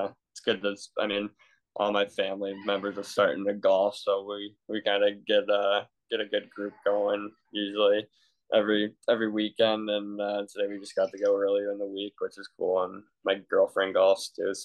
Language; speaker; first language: English; native; English